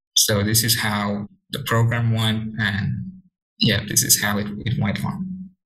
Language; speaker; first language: English; non-native, fluent; Morisyen